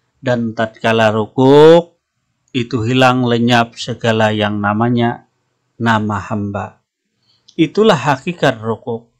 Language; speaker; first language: Indonesian; non-native, local second language; Banjar